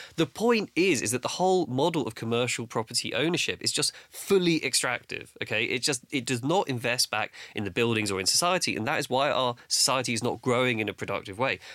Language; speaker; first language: English; native; English